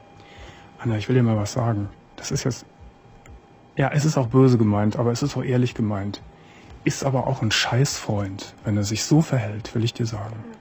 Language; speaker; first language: German; native; German